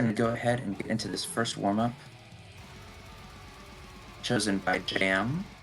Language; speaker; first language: English; native; English